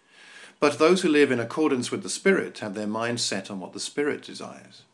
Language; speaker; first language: English; native; English